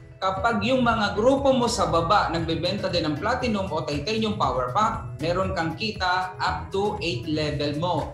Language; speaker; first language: Filipino; native; Filipino